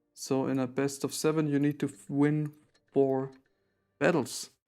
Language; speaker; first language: English; non-native, fluent; German